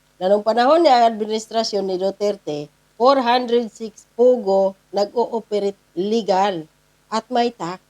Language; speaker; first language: Filipino; non-native, local second language; Cebuano